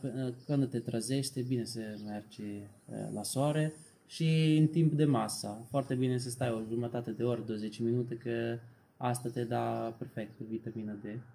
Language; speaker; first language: Romanian; non-native, learner; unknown